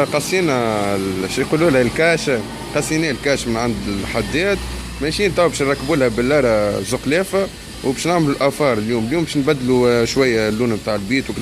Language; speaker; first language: Arabic; native; Arabic